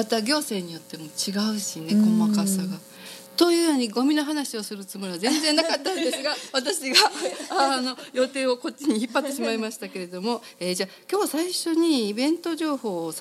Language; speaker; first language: Japanese; native; Japanese